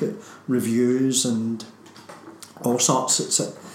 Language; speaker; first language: English; native; English